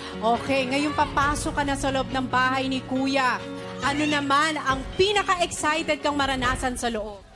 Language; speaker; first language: Filipino; native; Filipino